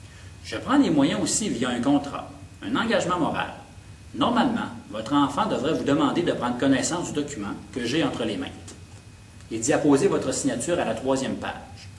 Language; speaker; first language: French; native; French